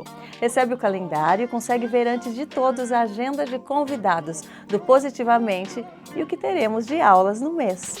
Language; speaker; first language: Portuguese; native; Portuguese